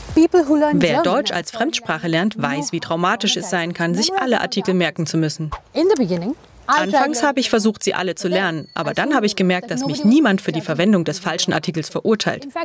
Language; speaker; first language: German; non-native, fluent; Bangla